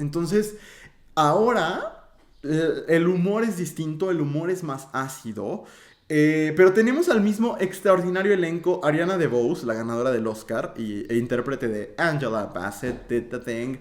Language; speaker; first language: Spanish; native; Spanish